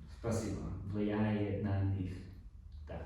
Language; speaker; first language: Russian; non-native, learner; English